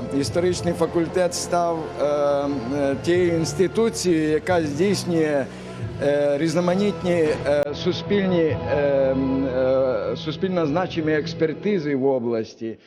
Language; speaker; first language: Ukrainian; native; Ukrainian